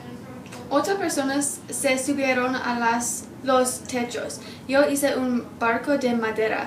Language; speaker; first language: Spanish; non-native, learner; English